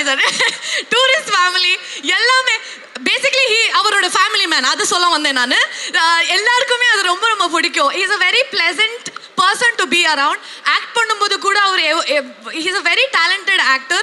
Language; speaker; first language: Tamil; non-native, learner; Kannada